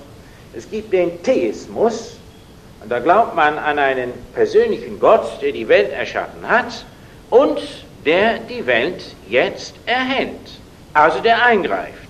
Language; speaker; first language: German; non-native, fluent; English